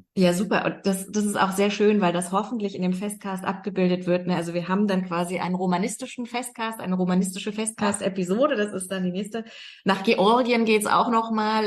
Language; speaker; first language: German; native; German